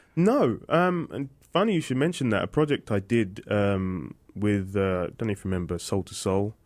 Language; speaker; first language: English; native; English